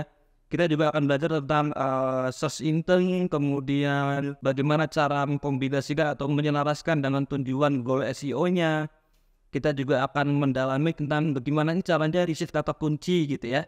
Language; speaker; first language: Indonesian; native; Indonesian